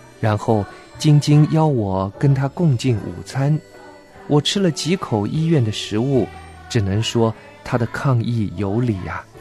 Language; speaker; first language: Chinese; non-native, local second language; Cantonese